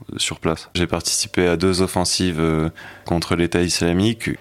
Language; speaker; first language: French; native; French